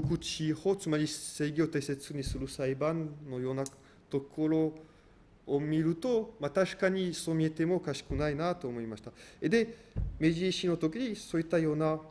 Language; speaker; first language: Japanese; non-native, fluent; French